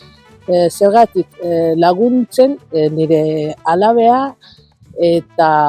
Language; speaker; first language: Basque; non-native, learner; Arabic